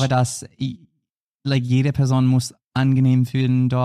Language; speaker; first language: German; non-native, fluent; English